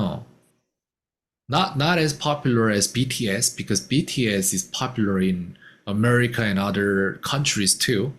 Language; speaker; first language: English; non-native, fluent; Korean